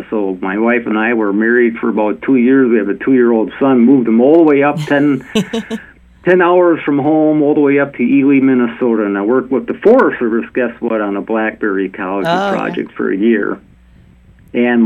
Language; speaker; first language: English; native; English